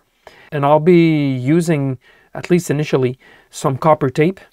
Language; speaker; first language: English; non-native, local second language; French